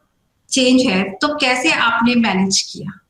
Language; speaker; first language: Hindi; native; Hindi